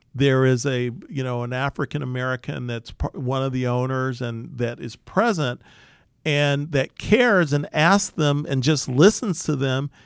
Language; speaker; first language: English; native; English